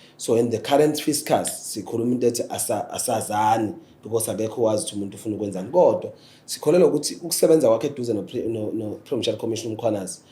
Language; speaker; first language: Zulu; native; Zulu